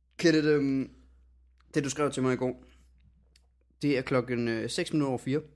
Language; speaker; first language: Danish; native; Danish